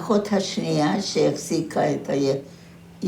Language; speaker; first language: Hebrew; non-native, fluent; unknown